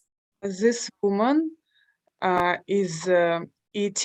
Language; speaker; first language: English; non-native, learner; Russian